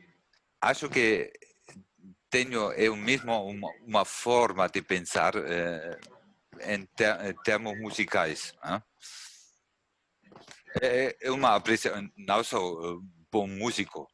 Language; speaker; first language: Portuguese; non-native, learner; German